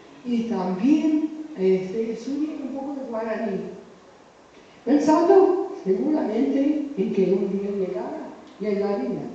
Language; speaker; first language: Spanish; non-native, fluent; English